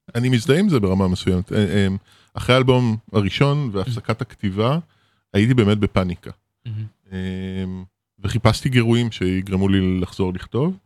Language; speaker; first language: Hebrew; early bilingual, other home language; French